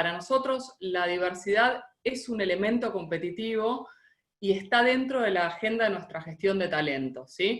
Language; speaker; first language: Spanish; native; Spanish